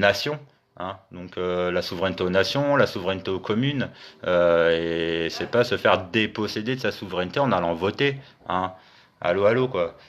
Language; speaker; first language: French; native; French